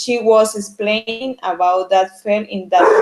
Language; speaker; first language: English; non-native, learner; Spanish